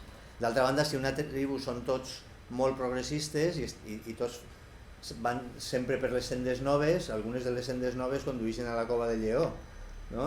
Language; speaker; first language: Catalan; native; Catalan